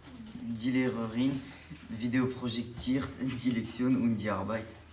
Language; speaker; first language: German; non-native, learner; French